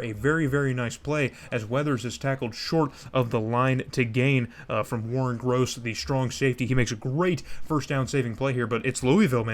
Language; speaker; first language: English; native; English